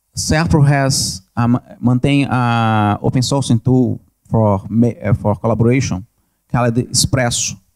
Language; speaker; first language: English; non-native, learner; Portuguese